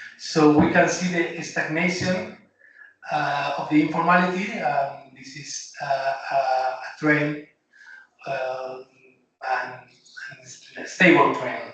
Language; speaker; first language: English; non-native, learner; Spanish